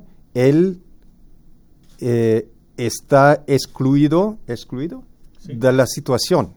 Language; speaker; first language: Spanish; non-native, fluent; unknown